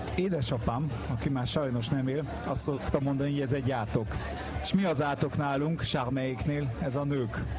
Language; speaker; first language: Hungarian; early bilingual, heritage; French